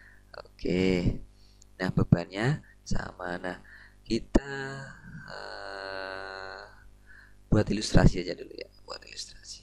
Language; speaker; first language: Indonesian; native; Indonesian